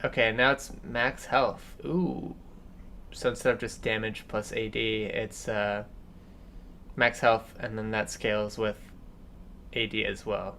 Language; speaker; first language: English; native; English